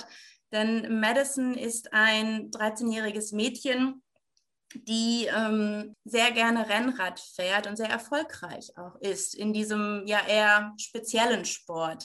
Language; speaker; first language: German; native; German